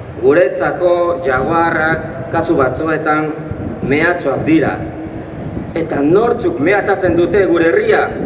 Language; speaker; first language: Basque; non-native, fluent; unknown